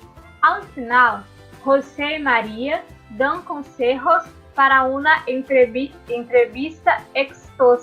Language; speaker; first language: Spanish; non-native, learner; Portuguese